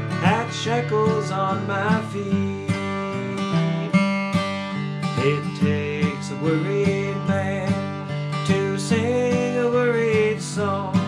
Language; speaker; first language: English; native; English